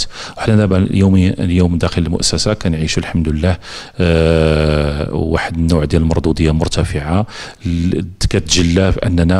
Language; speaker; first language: Arabic; native; Arabic